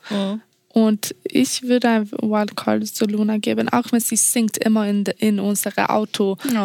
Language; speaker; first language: German; non-native, fluent; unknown